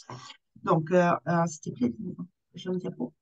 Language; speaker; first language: French; non-native, fluent; Italian